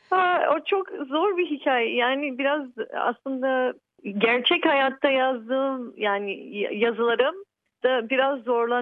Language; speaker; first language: Turkish; early bilingual, heritage; Turkish